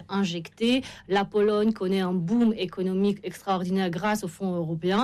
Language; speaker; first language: French; non-native, fluent; Romanian